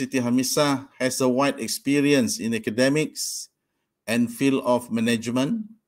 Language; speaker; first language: English; non-native, local second language; Malay